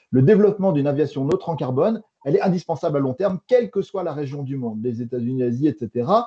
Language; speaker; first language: French; native; French